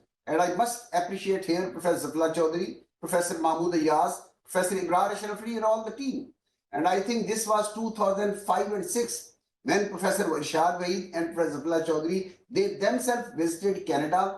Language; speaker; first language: English; non-native, local second language; Urdu